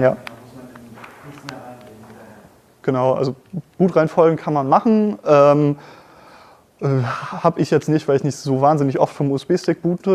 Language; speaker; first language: German; native; German